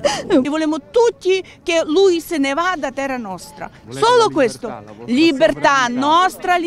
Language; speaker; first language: Italian; non-native, learner; Ukrainian